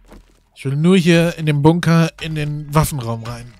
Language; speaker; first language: German; native; German